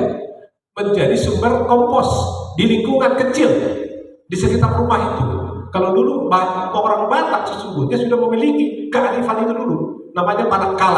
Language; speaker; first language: Indonesian; native; Indonesian